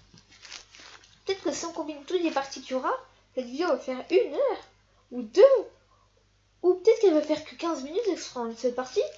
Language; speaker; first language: French; native; French